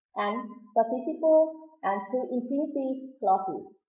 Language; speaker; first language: English; non-native, fluent; Vietnamese